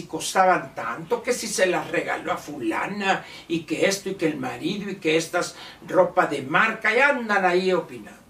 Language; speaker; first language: Spanish; native; Spanish